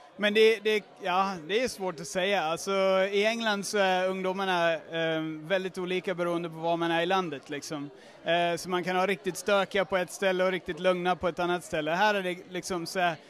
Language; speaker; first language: Swedish; non-native, fluent; English